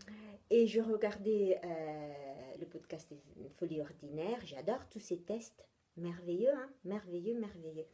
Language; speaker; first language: French; non-native, fluent; Italian